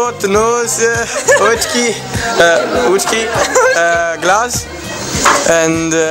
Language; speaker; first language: Russian; non-native, learner; Italian